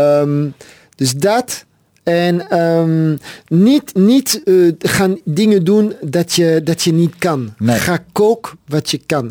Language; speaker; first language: Dutch; non-native, fluent; French